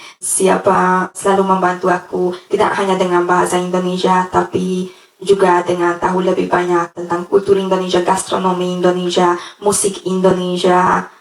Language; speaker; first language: Indonesian; non-native, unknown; Hungarian